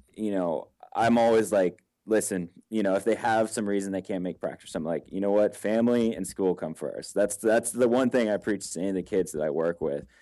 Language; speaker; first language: English; native; English